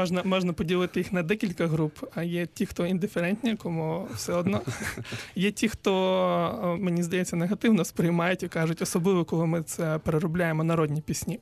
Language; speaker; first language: Ukrainian; non-native, local second language; Crimean Tatar